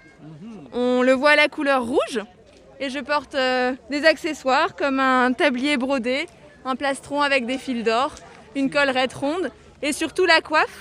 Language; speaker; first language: French; native; French